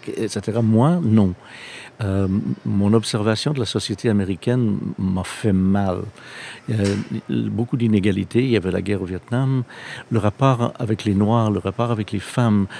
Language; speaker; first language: French; non-native, fluent; English